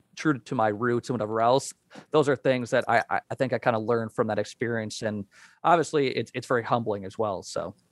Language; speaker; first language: English; native; English